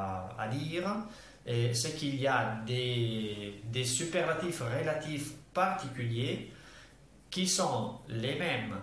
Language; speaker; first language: French; non-native, fluent; Italian